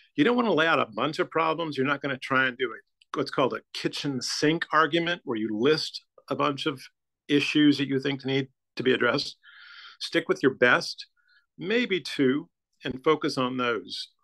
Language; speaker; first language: English; native; English